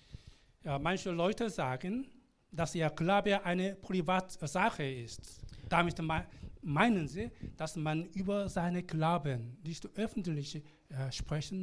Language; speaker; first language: German; non-native, learner; Korean